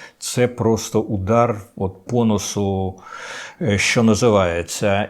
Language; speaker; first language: Ukrainian; native; Ukrainian